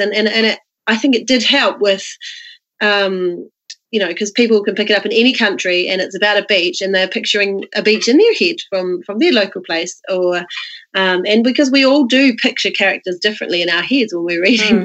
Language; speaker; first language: English; native; English